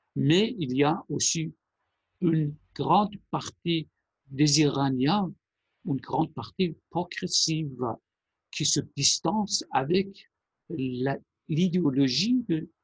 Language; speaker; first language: French; non-native, fluent; Persian